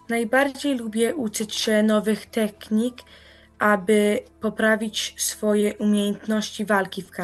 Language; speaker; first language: Polish; early bilingual, heritage; Polish